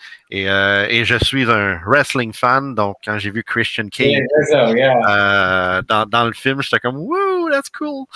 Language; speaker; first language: French; native; French